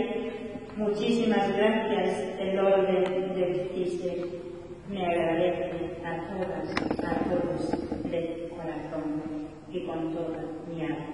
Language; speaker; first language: Spanish; non-native, fluent; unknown